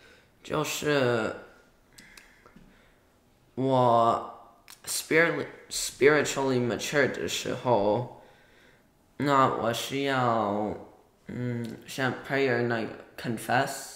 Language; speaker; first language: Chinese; early bilingual, heritage; Chinese